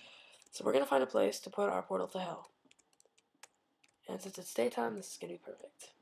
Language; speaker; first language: English; native; English